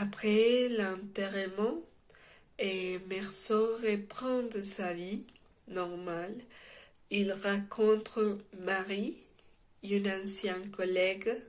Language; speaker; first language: French; non-native, learner; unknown